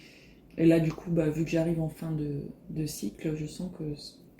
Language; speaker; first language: French; native; French